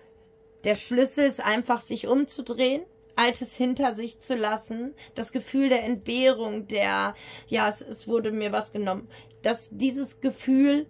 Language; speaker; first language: German; native; German